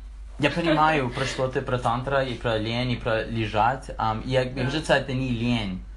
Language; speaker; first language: Russian; non-native, learner; English